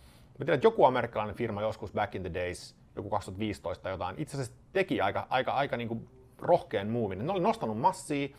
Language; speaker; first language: Finnish; non-native, fluent; Swedish